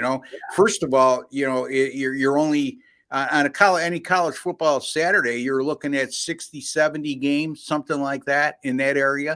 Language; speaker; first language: English; native; English